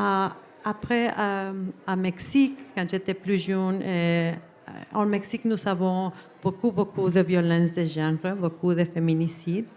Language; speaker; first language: French; non-native, fluent; Spanish